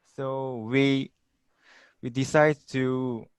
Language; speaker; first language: English; non-native, learner; Korean